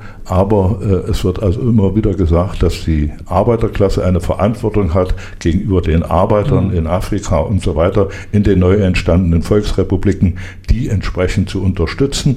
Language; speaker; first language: German; native; German